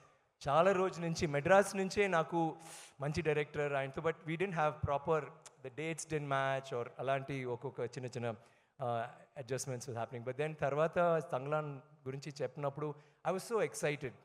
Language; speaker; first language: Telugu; non-native, learner; Tamil